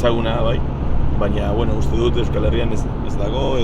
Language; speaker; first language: Basque; non-native, fluent; Spanish